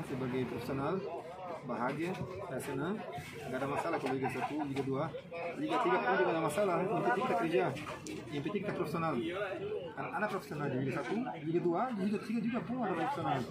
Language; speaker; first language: Indonesian; non-native, fluent; Portuguese